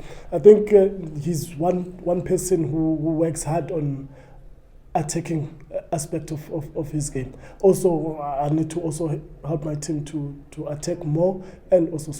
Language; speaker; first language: English; non-native, local second language; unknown